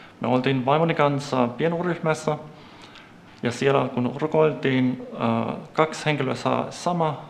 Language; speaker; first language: Finnish; non-native, fluent; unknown